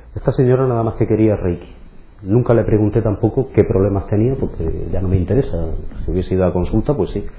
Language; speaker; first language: Spanish; native; Spanish